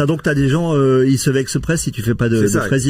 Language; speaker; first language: French; native; French